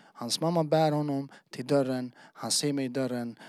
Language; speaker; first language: Swedish; early bilingual, other home language; Albanian